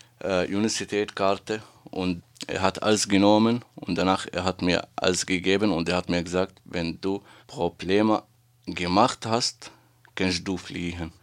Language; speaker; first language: German; non-native, learner; Arabic